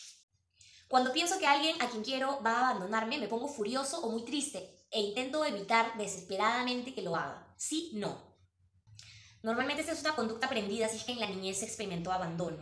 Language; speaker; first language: Spanish; native; Spanish